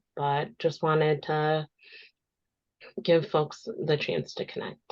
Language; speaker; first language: English; native; English